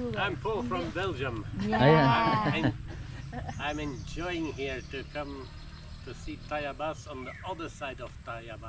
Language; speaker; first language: English; non-native, learner; Dutch